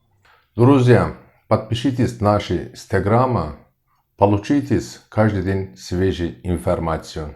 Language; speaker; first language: Russian; non-native, learner; Turkish